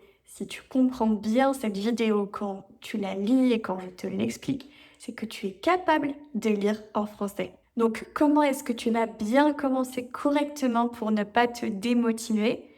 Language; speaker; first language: French; native; French